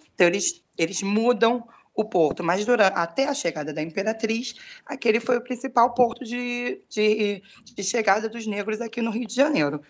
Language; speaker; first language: Portuguese; native; Portuguese